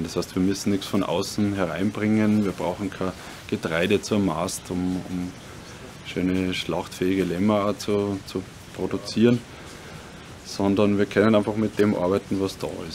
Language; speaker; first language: German; native; German